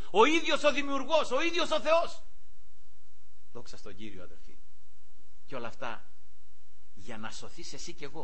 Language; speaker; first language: Greek; native; Greek